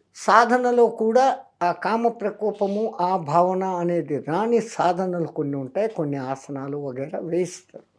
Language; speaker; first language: Telugu; non-native, local second language; Hindi